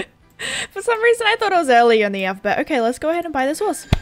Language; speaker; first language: English; native; English